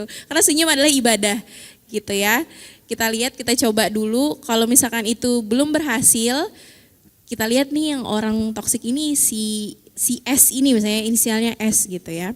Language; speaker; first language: Indonesian; native; Indonesian